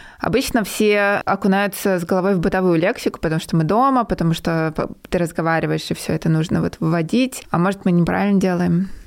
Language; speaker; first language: Russian; native; Russian